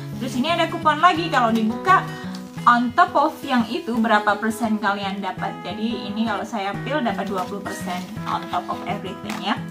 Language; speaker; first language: Indonesian; native; Indonesian